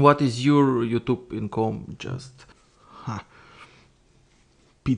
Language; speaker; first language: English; non-native, learner; Russian